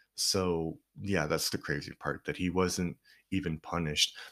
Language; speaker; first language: English; native; English